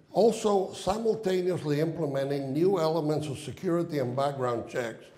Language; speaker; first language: English; non-native, fluent; Spanish